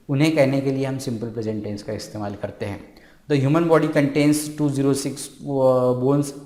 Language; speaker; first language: Hindi; non-native, local second language; Marathi